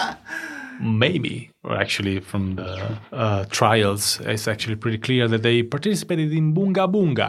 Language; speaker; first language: English; non-native, fluent; Italian